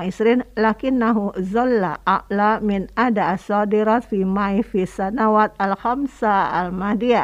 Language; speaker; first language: Arabic; non-native, fluent; Indonesian